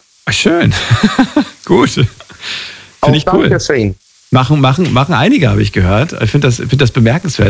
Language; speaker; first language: German; native; German